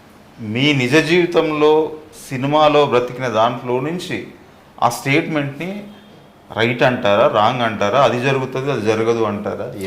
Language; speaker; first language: Telugu; native; Telugu